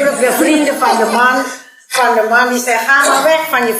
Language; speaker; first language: Dutch; non-native, learner; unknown